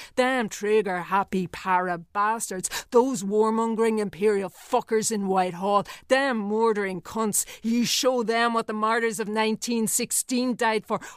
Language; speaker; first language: English; native; English